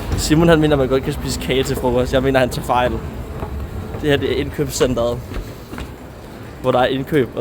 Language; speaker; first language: Danish; native; Danish